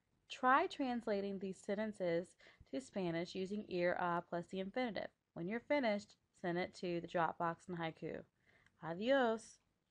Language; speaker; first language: English; native; English